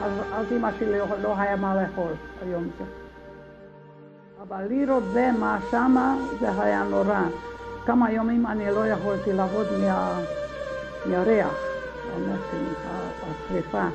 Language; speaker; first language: Hebrew; non-native, learner; Hungarian